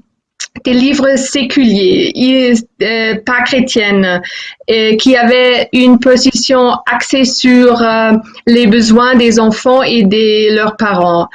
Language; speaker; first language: French; non-native, fluent; German